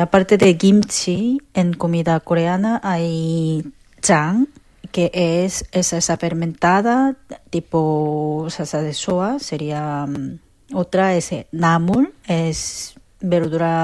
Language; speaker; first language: Spanish; non-native, learner; Korean